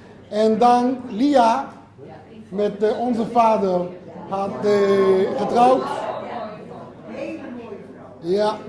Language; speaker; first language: Dutch; non-native, learner; Hebrew